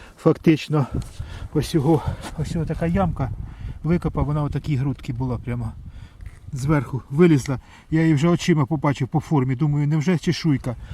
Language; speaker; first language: Ukrainian; non-native, local second language; Russian